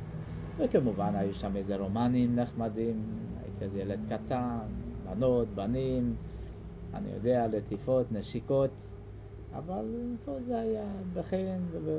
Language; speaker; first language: Hebrew; non-native, fluent; Hungarian